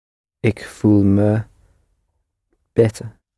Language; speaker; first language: Dutch; non-native, learner; English